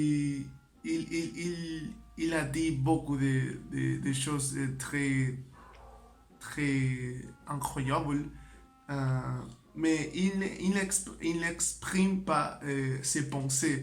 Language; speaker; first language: French; non-native, learner; Spanish